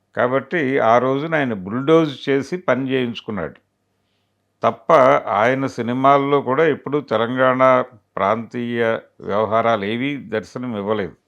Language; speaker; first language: Telugu; native; Telugu